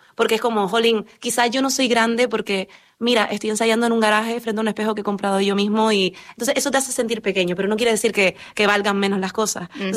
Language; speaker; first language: Spanish; native; Spanish